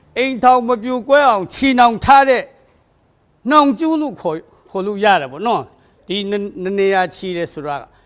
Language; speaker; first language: Burmese; non-native, local second language; Kachin